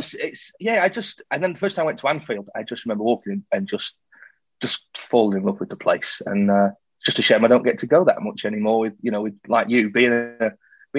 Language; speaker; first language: English; native; English